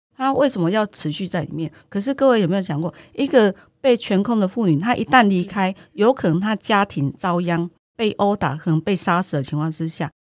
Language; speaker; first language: Chinese; native; Chinese